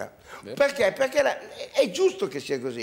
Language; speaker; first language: Italian; native; Italian